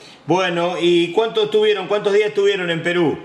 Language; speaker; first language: Spanish; native; Spanish